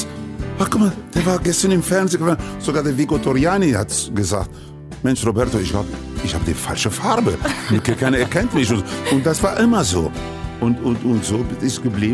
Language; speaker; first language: German; non-native, fluent; Spanish